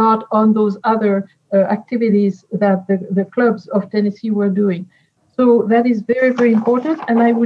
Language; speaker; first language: English; non-native, fluent; French